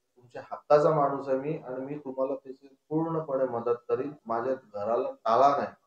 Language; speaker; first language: Marathi; non-native, local second language; Konkani